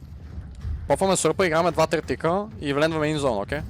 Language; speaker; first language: Bulgarian; native; Bulgarian